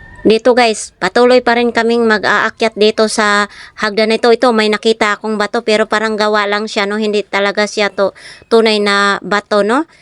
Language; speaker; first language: Filipino; non-native, local second language; Masbatenyo